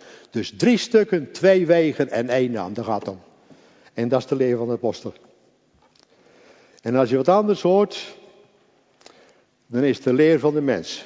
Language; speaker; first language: Dutch; native; Dutch